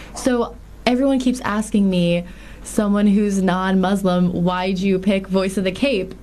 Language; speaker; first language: English; native; English